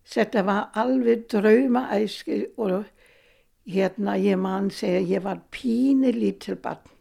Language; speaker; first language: Icelandic; non-native, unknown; German